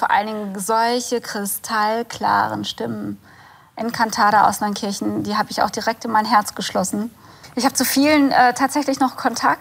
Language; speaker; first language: German; native; German